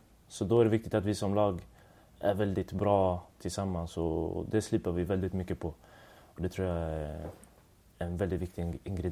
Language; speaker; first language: Swedish; early bilingual, other home language; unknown